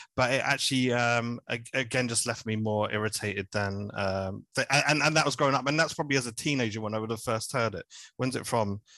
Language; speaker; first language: English; native; English